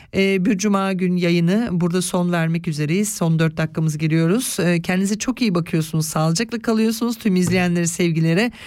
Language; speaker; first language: Turkish; early bilingual, other home language; Swiss German